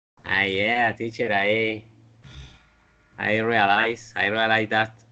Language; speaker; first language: English; non-native, learner; Spanish